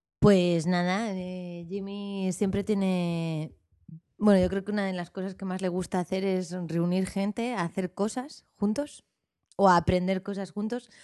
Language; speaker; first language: Spanish; native; Spanish